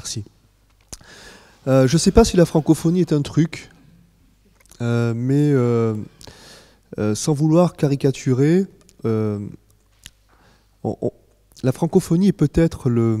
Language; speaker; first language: French; native; French